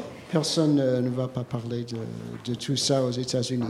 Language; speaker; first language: French; non-native, fluent; English